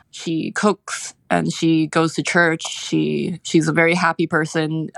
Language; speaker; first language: English; non-native, local second language; Cantonese